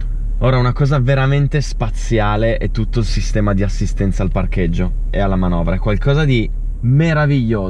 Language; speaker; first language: Italian; native; Italian